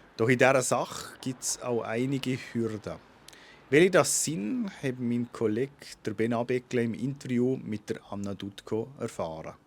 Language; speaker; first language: German; native; German